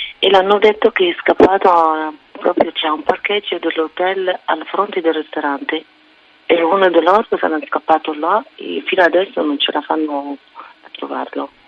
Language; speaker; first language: Italian; non-native, fluent; Arabic